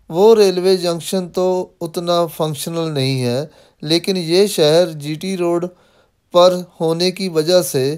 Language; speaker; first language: Hindi; non-native, local second language; Punjabi